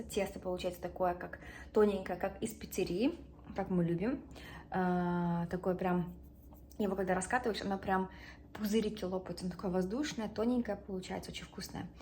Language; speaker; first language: Russian; native; Russian